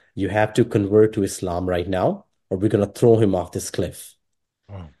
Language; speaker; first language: English; non-native, local second language; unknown